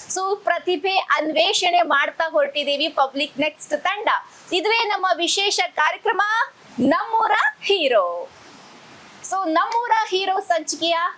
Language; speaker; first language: Kannada; non-native, local second language; Tulu